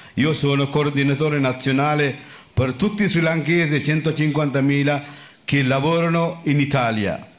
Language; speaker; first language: Italian; non-native, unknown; Sinhala